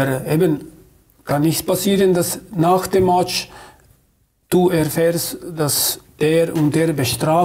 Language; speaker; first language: German; non-native, fluent; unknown